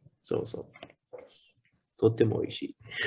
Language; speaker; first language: Japanese; non-native, learner; Hindi